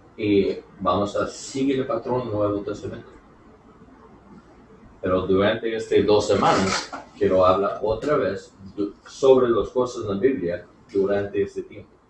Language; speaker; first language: Spanish; non-native, learner; English